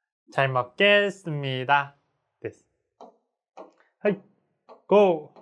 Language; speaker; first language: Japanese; non-native, fluent; Korean